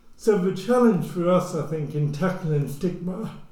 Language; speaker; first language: English; native; English